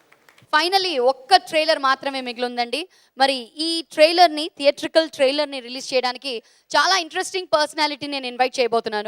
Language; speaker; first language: Telugu; native; Telugu